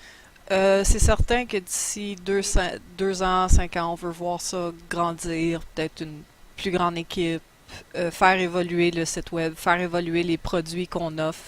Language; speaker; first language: French; native; French